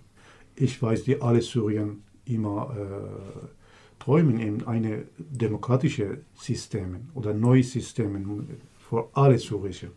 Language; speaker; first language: German; non-native, learner; Kurdish